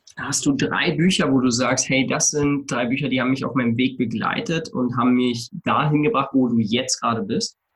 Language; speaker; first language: German; native; German